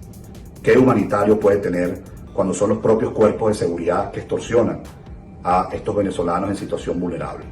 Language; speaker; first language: Spanish; native; Spanish